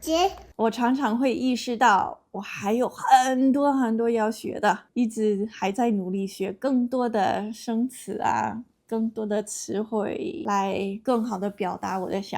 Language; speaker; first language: Chinese; non-native, fluent; English